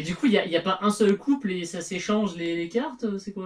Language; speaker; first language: French; native; French